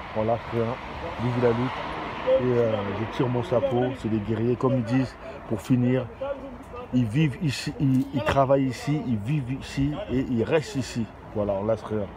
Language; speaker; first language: French; native; French